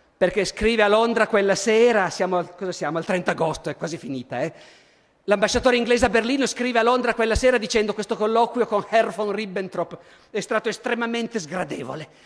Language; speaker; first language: Italian; native; Italian